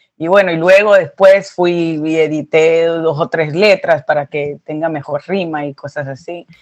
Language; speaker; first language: Spanish; early bilingual, heritage; Spanish